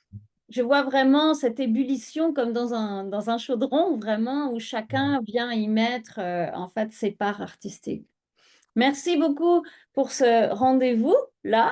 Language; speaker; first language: French; native; French